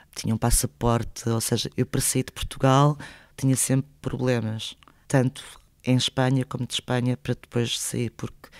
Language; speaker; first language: Portuguese; early bilingual, other home language; Spanish